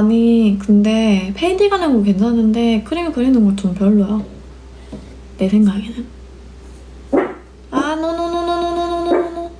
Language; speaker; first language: Korean; early bilingual, heritage; French